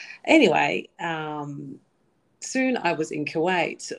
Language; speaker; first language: English; early bilingual, other home language; Arabic